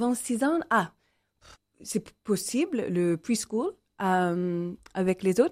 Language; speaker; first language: French; non-native, learner; English